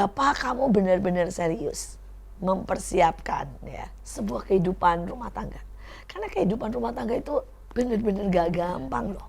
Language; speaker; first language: Indonesian; native; Indonesian